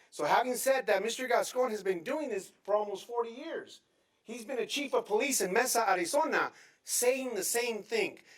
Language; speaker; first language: English; native; English